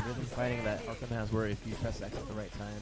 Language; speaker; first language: English; native; English